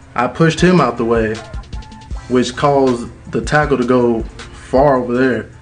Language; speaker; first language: English; native; English